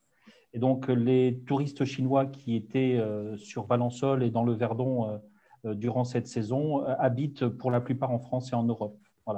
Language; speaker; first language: French; native; French